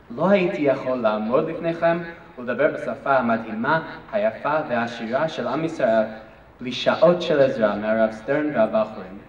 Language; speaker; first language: Hebrew; non-native, learner; English